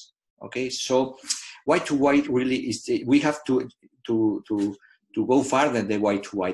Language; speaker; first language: English; non-native, fluent; Spanish